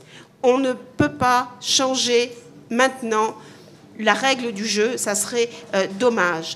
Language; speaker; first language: French; native; French